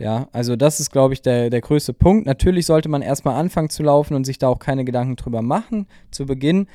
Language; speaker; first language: German; native; German